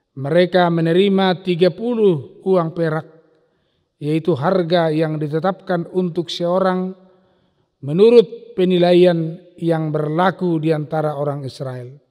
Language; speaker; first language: Indonesian; non-native, local second language; Batak Toba